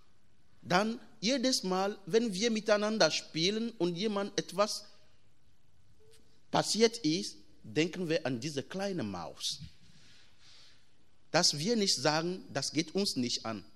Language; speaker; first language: German; non-native, fluent; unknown